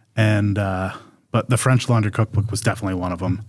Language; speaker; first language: English; native; English